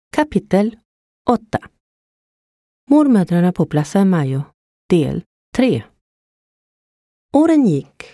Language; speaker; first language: Swedish; non-native, fluent; Spanish